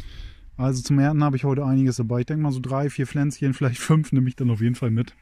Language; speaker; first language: German; native; German